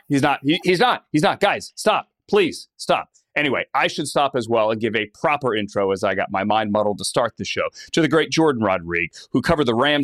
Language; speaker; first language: English; native; English